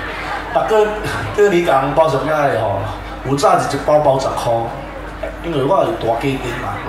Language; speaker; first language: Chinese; non-native, local second language; Min Nan Chinese